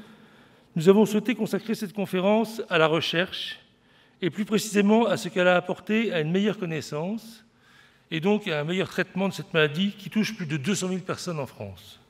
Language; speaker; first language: French; native; French